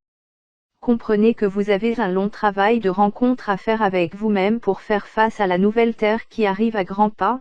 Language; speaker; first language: French; native; French